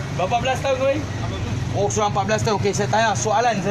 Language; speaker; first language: Malay; native; Malay